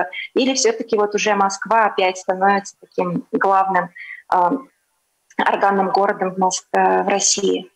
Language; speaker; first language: Russian; native; Russian